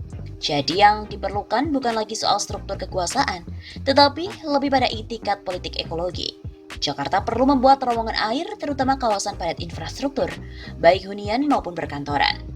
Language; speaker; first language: Indonesian; native; Indonesian